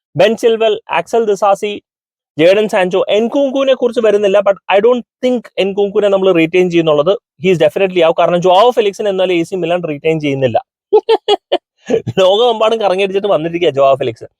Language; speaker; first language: Malayalam; native; Malayalam